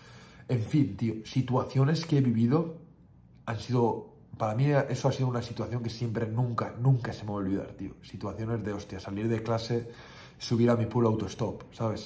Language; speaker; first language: Spanish; native; Spanish